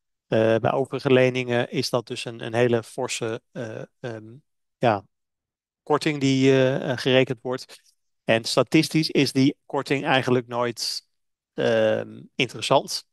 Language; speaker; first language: Dutch; native; Dutch